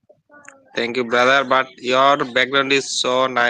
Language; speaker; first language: English; non-native, learner; Bangla